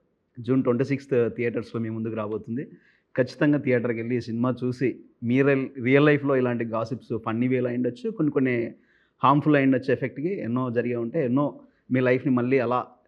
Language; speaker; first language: Telugu; native; Telugu